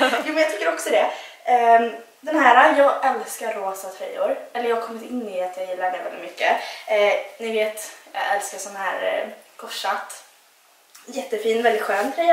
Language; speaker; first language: Swedish; native; Swedish